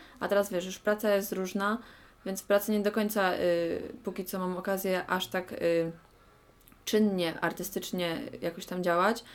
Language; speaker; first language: Polish; native; Polish